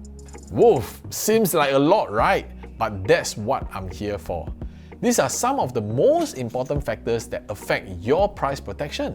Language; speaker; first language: English; native; English